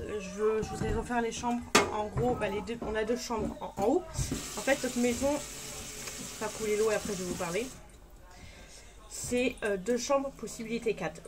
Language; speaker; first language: French; native; French